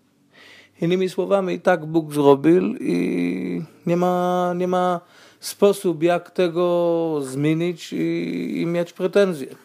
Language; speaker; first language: Polish; non-native, fluent; Hebrew